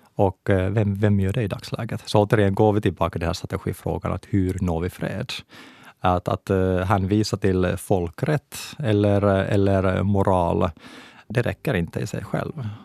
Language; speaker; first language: Swedish; native; Swedish